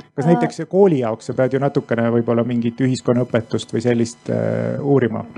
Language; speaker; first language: Estonian; native; Estonian